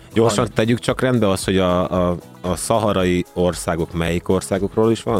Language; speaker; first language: Hungarian; native; Hungarian